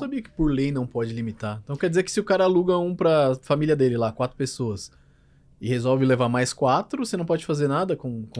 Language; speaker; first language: Portuguese; native; Portuguese